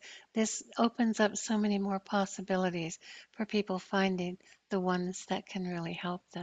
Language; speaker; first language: English; native; English